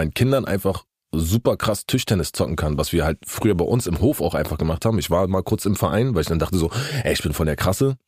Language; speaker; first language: German; native; German